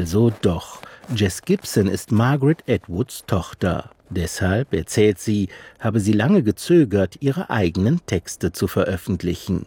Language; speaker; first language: German; native; German